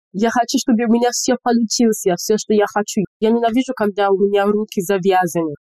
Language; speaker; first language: Russian; non-native, fluent; English